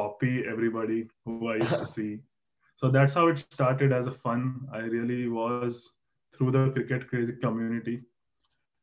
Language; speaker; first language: English; non-native, local second language; Marathi